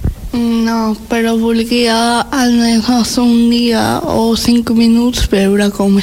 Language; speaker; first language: Catalan; non-native, learner; Spanish